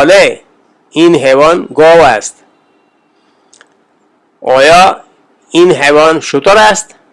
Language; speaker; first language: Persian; non-native, fluent; Urdu